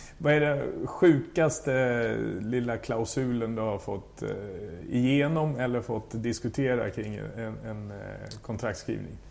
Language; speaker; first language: Swedish; native; Swedish